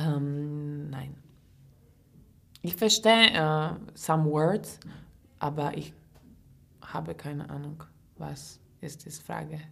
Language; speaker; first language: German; non-native, learner; English